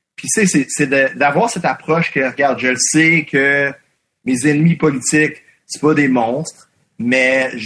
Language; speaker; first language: French; non-native, fluent; English